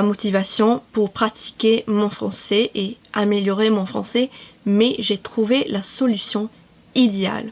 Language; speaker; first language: French; non-native, fluent; English